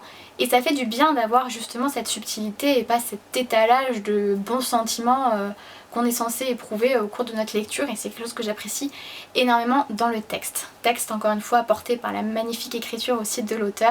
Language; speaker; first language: French; native; French